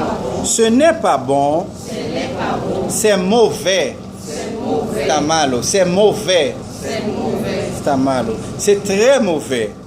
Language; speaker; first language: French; non-native, fluent; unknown